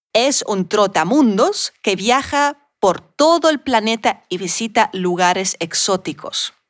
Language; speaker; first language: Spanish; non-native, fluent; Russian